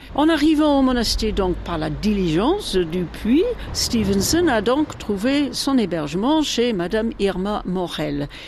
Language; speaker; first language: French; native; French